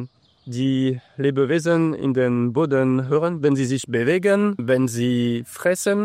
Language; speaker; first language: German; non-native, learner; English